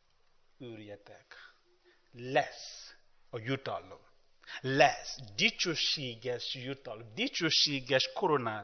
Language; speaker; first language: Hungarian; non-native, learner; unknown